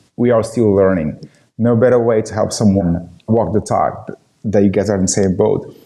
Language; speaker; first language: English; non-native, fluent; Portuguese